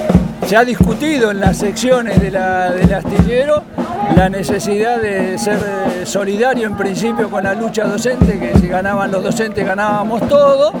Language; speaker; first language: Spanish; native; Spanish